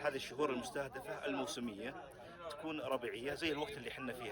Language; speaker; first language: Arabic; native; Arabic